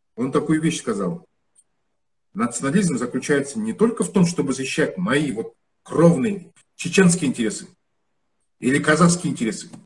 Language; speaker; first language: Russian; non-native, local second language; Kazakh